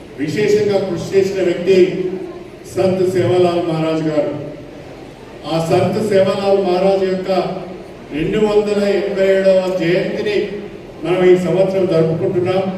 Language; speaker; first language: Telugu; native; Telugu